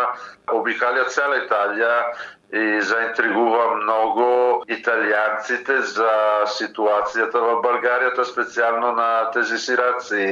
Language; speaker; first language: Bulgarian; non-native, fluent; Italian